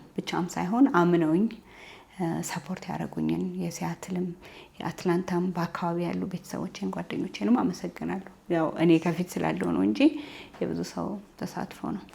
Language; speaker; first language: Amharic; native; Amharic